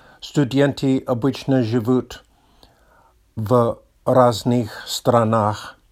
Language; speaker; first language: Russian; non-native, learner; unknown